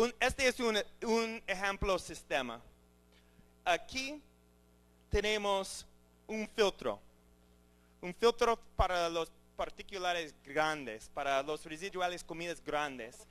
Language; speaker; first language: Spanish; non-native, learner; English